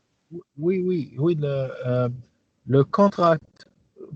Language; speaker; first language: French; non-native, learner; English